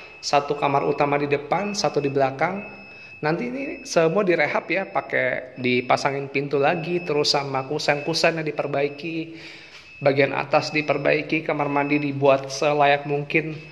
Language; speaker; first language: Indonesian; native; Indonesian